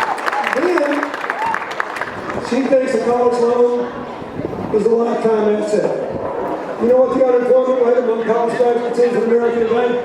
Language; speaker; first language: English; native; English